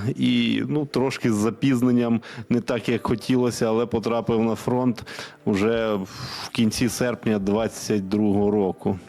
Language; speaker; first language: Ukrainian; non-native, local second language; Russian